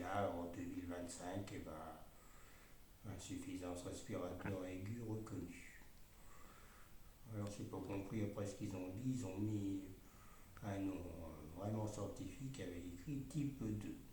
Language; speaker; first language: French; native; French